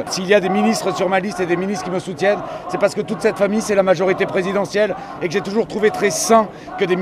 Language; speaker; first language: French; native; French